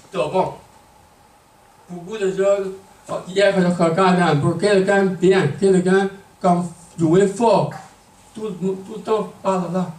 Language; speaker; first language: French; non-native, learner; Chinese